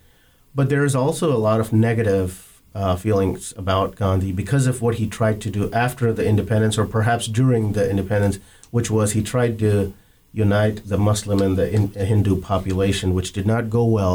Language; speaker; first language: English; non-native, local second language; Kannada